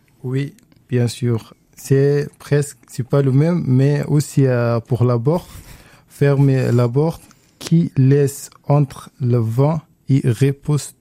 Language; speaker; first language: French; non-native, learner; Arabic